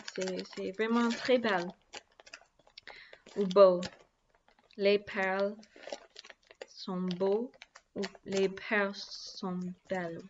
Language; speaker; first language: French; non-native, learner; English